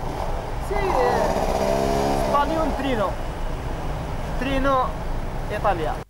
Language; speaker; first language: Italian; non-native, learner; Arabic